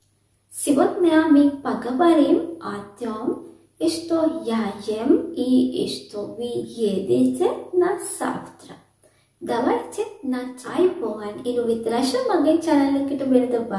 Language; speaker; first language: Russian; non-native, learner; Sinhala